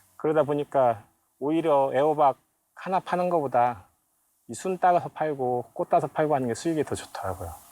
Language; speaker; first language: Korean; native; Korean